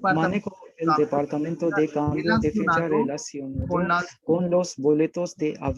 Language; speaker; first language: Spanish; non-native, learner; Hindi